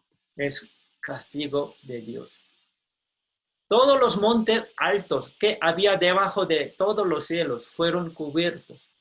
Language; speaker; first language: Spanish; non-native, fluent; Korean